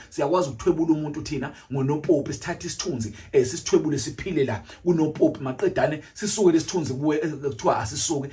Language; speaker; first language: Zulu; native; Zulu